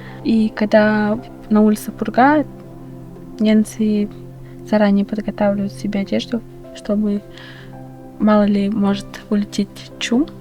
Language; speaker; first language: Russian; non-native, local second language; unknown